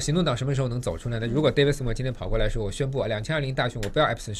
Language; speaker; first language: Chinese; native; Chinese